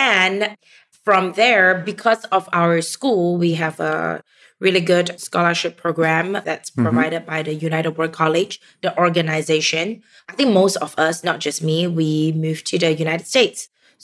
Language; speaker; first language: English; non-native, local second language; Chinese